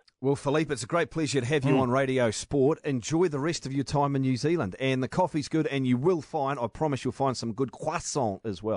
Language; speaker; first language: English; native; English